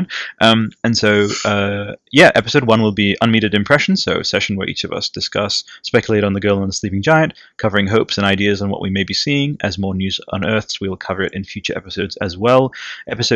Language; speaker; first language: English; non-native, fluent; Italian